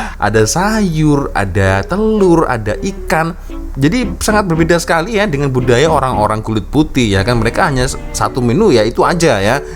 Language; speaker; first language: Malay; native; Malay